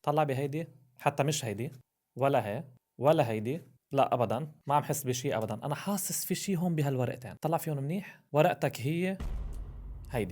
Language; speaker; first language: Arabic; native; Arabic